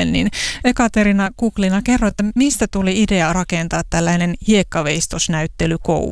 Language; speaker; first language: Finnish; native; Finnish